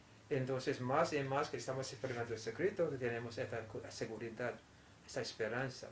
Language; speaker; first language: Spanish; non-native, fluent; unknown